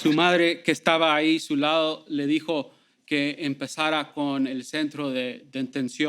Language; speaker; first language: Spanish; early bilingual, heritage; Spanish